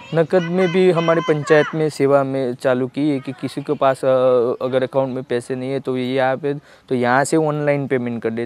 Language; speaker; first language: Hindi; non-native, local second language; Gujarati